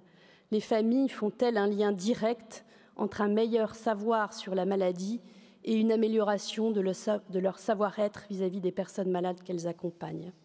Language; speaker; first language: French; native; French